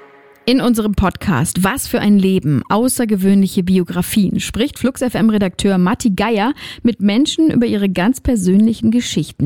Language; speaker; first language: German; native; German